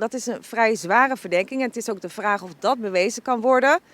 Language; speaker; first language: Dutch; native; Dutch